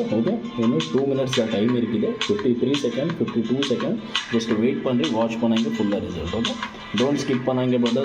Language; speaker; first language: Tamil; non-native, learner; Kannada